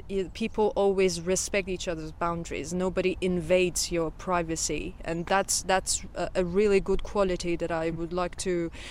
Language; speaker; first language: English; non-native, fluent; Persian